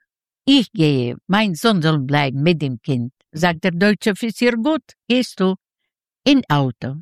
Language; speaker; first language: German; non-native, learner; Yiddish